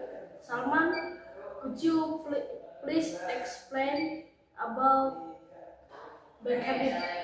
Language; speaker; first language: English; non-native, learner; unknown